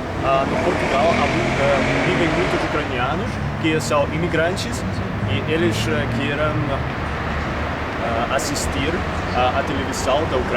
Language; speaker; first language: Portuguese; non-native, learner; Ukrainian